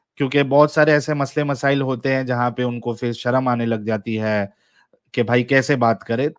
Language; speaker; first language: Hindi; native; Hindi